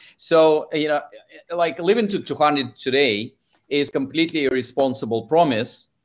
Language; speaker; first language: English; non-native, fluent; Russian